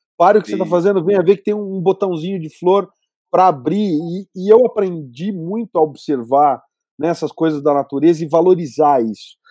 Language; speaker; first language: Portuguese; native; Portuguese